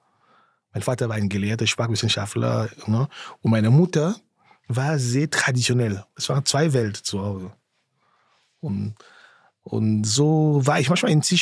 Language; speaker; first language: German; non-native, fluent; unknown